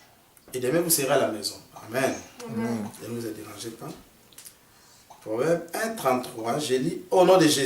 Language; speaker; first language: French; non-native, local second language; Lingala